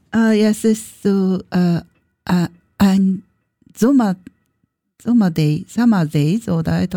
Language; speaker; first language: German; non-native, learner; Japanese